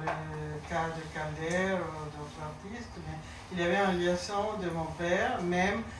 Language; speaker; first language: French; non-native, learner; Spanish